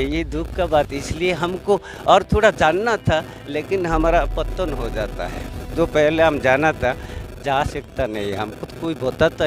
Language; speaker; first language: Hindi; non-native, local second language; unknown